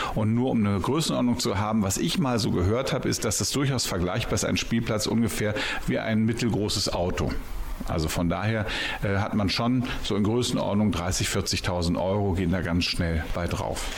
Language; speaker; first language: German; native; German